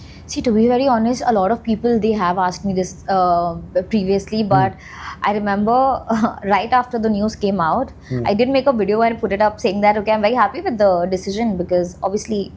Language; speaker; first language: English; non-native, local second language; Hindi